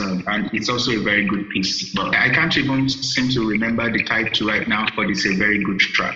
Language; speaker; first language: English; non-native, local second language; Yoruba